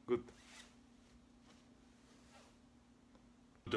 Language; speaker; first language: German; non-native, learner; Russian